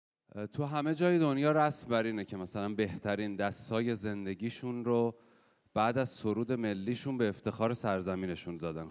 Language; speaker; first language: Persian; native; Persian